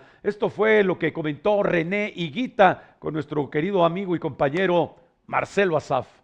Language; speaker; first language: Spanish; native; Spanish